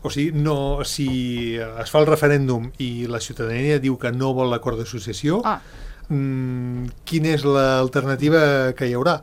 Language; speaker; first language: Catalan; native; Catalan